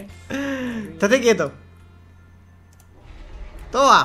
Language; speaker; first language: Spanish; native; Spanish